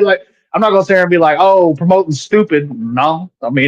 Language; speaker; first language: English; native; English